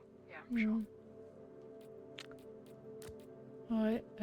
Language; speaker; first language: French; native; French